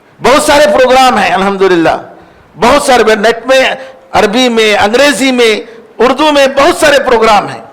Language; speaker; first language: Urdu; native; Urdu